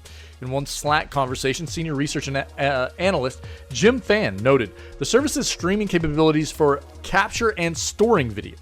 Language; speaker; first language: English; native; English